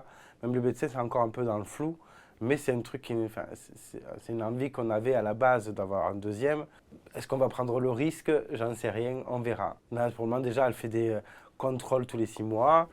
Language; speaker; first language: French; native; French